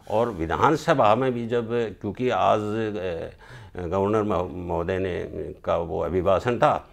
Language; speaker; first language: Hindi; native; Hindi